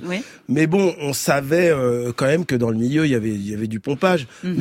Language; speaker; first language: French; native; French